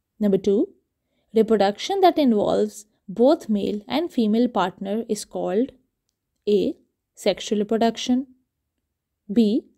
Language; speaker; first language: English; non-native, local second language; Urdu